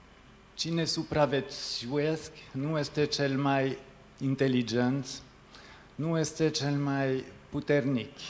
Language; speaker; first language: Romanian; non-native, fluent; French